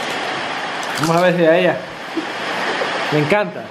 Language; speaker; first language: Spanish; native; Spanish